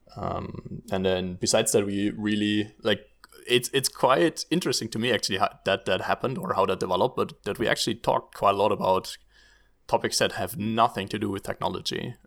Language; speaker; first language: English; non-native, fluent; German